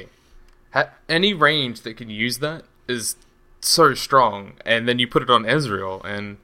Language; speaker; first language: English; native; English